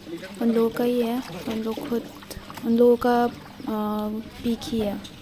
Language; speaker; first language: Hindi; non-native, local second language; Kok Borok